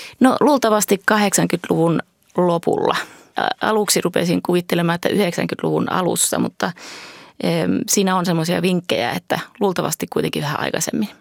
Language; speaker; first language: Finnish; early bilingual, heritage; Finnish